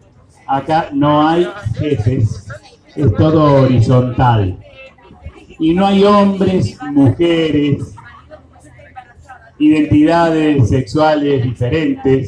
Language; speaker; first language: Spanish; native; Spanish